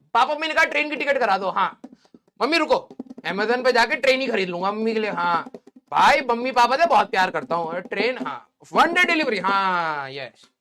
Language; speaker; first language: Hindi; native; Hindi